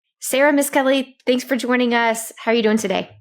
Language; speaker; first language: English; native; English